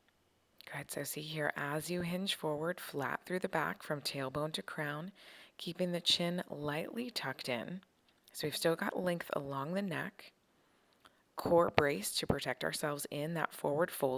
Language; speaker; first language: English; native; English